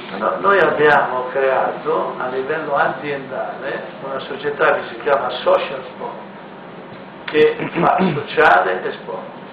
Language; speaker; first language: Italian; native; Italian